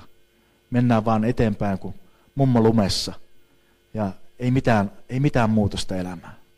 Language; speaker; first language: Finnish; native; Finnish